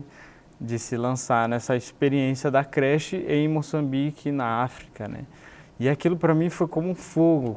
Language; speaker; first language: Portuguese; native; Portuguese